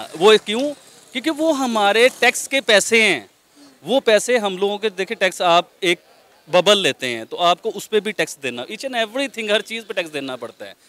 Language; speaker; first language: Urdu; non-native, local second language; Punjabi